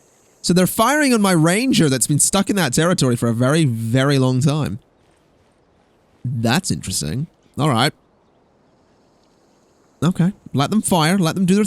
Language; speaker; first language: English; native; English